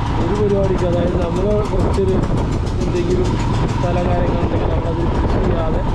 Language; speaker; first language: Malayalam; native; Malayalam